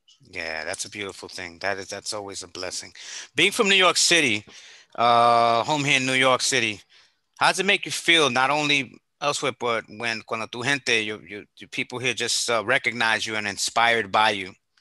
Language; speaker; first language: English; early bilingual, other home language; Spanish